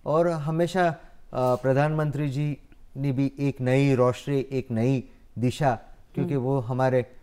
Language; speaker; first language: Hindi; non-native, local second language; Gujarati